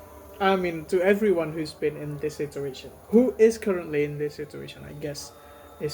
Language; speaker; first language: English; non-native, fluent; Indonesian